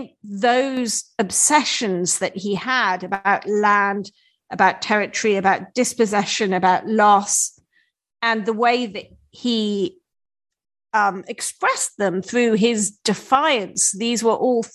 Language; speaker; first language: English; native; English